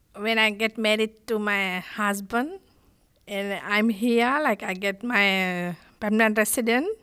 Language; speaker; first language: English; non-native, fluent; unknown